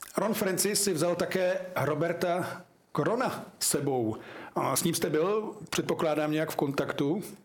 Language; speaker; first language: Czech; native; Czech